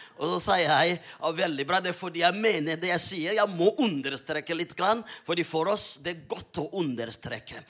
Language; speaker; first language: Norwegian; non-native, fluent; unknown